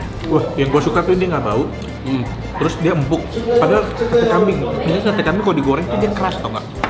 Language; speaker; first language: Indonesian; native; Indonesian